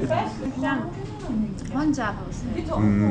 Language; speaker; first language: Korean; non-native, fluent; Persian